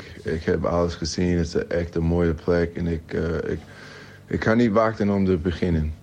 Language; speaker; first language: Dutch; non-native, learner; English